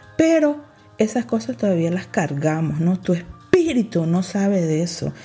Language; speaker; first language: Spanish; early bilingual, heritage; Spanish